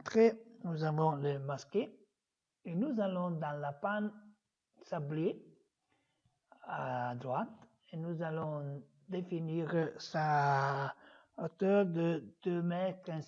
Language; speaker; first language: French; non-native, fluent; Italian